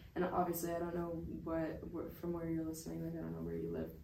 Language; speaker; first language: English; native; English